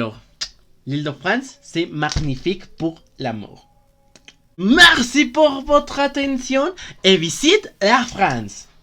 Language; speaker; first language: French; non-native, learner; Spanish